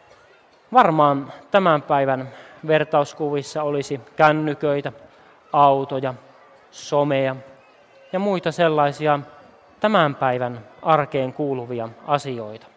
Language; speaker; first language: Finnish; native; Finnish